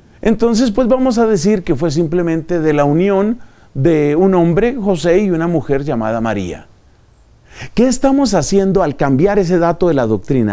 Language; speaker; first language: Spanish; native; Spanish